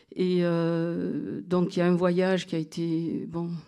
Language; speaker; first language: French; native; French